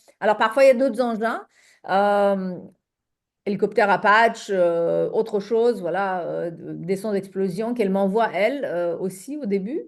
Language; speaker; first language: French; non-native, fluent; Persian